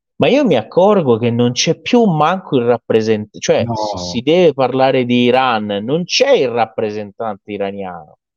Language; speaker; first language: Italian; non-native, fluent; Persian